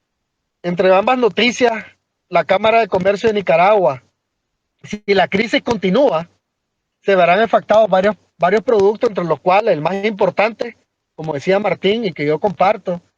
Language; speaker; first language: Spanish; native; Spanish